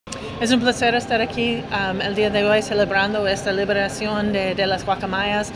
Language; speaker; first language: Spanish; non-native, fluent; English